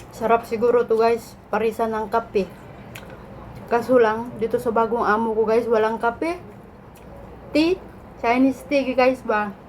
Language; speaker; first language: Filipino; non-native, local second language; Cebuano